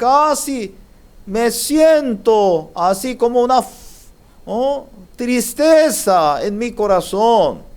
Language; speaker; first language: Spanish; non-native, learner; Korean